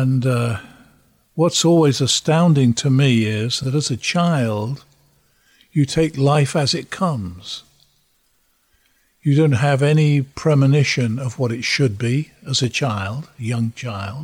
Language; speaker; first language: English; native; English